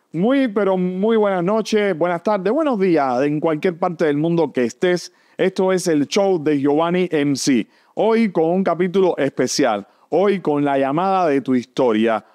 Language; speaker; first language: Spanish; native; Spanish